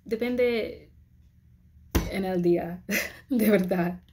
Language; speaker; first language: Spanish; non-native, learner; English